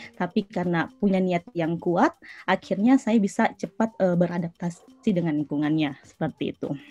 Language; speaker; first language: Indonesian; native; Indonesian